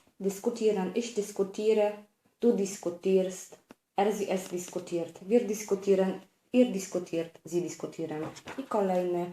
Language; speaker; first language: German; non-native, fluent; Polish